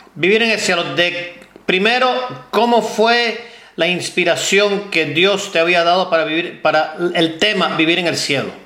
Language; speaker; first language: Spanish; early bilingual, heritage; Spanish